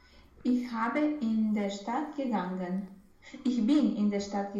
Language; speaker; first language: German; non-native, learner; Romanian